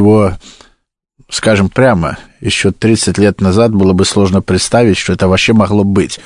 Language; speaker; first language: Russian; native; Russian